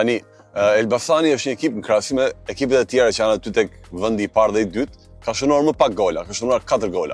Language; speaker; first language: Albanian; native; Albanian